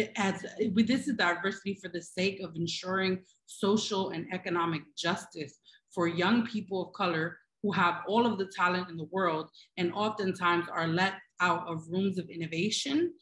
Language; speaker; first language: English; native; English